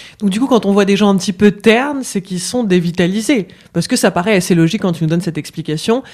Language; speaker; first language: French; native; French